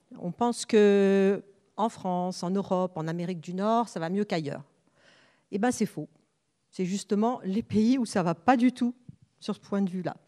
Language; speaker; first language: French; native; French